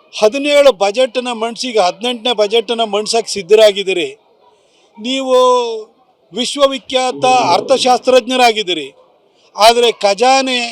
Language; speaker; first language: Kannada; native; Kannada